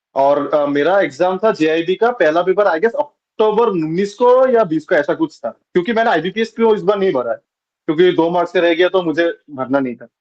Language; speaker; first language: Hindi; non-native, local second language; Bangla